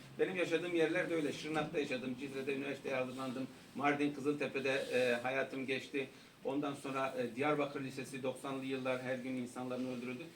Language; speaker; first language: Turkish; non-native, local second language; Kurdish